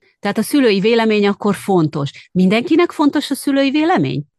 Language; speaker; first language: Hungarian; native; Hungarian